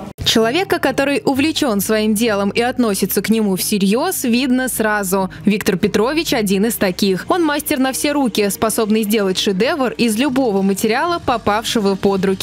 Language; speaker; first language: Russian; native; Russian